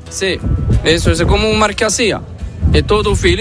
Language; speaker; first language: Spanish; non-native, learner; Arabic